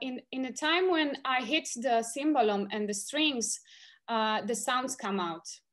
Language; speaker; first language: English; non-native, fluent; Romanian